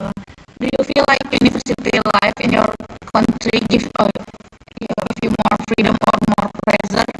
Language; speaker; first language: English; non-native, learner; Indonesian